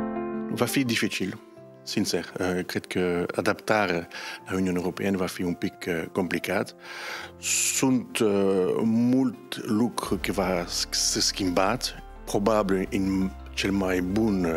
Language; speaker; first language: Romanian; non-native, learner; French